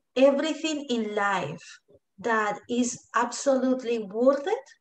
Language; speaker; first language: English; non-native, fluent; Spanish